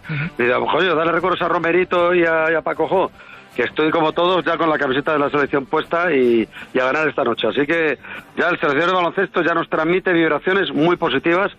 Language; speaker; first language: Spanish; native; Spanish